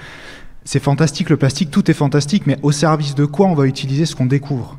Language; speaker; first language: French; native; French